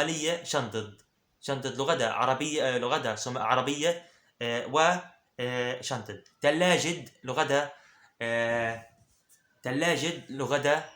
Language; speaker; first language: Arabic; early bilingual, other home language; Somali